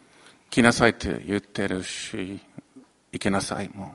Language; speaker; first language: Japanese; non-native, fluent; English